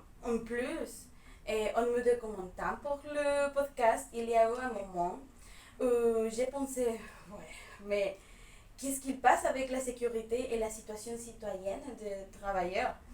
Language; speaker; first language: French; non-native, fluent; Spanish